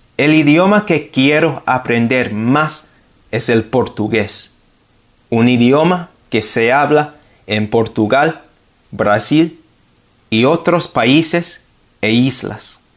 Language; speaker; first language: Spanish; non-native, fluent; English